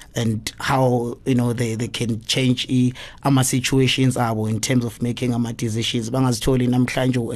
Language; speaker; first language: English; non-native, local second language; Zulu